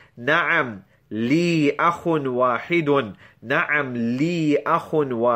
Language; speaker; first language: Arabic; non-native, fluent; English